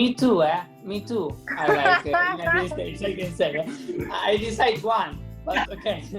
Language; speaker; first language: English; non-native, fluent; Spanish